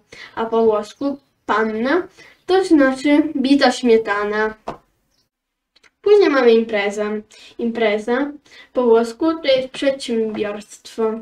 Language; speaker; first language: Polish; early bilingual, heritage; Polish